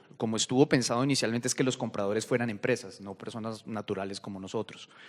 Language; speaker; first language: Spanish; native; Spanish